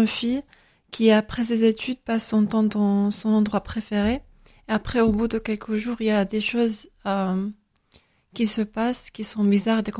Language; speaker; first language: French; non-native, fluent; Spanish